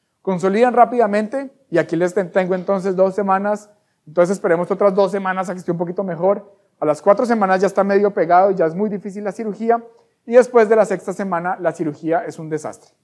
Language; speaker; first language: Spanish; native; Spanish